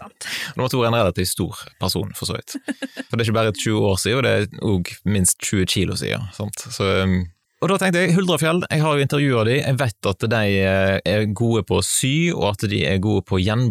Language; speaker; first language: Norwegian; native; Norwegian